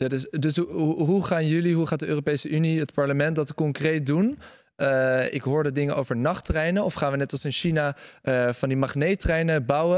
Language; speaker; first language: Dutch; native; Dutch